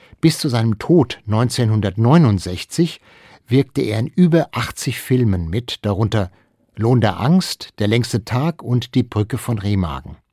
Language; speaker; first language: German; native; German